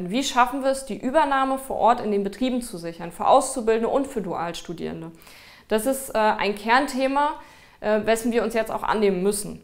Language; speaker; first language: German; native; German